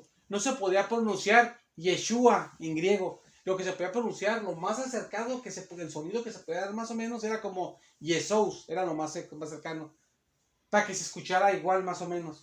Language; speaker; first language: Spanish; native; Spanish